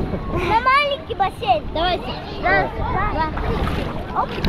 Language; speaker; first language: Russian; non-native, local second language; Kazakh